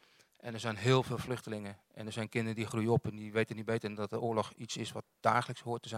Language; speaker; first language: Dutch; native; Dutch